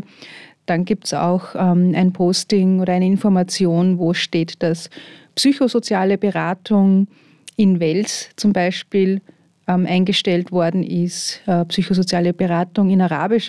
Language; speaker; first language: German; native; German